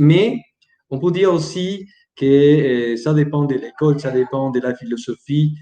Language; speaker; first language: French; non-native, learner; Spanish